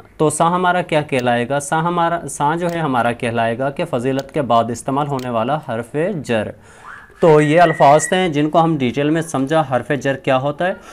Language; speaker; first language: Urdu; non-native, local second language; Sindhi